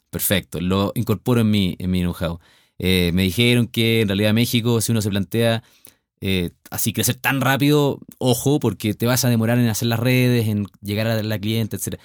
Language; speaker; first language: Spanish; native; Spanish